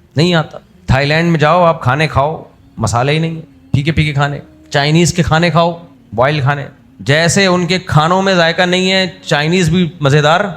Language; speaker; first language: Urdu; native; Urdu